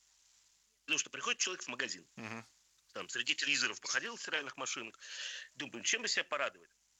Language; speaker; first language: Russian; native; Russian